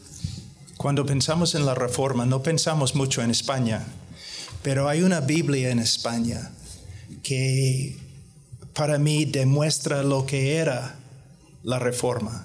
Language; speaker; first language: Spanish; non-native, fluent; English